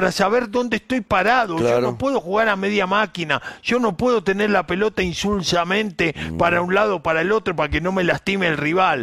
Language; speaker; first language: Spanish; native; Spanish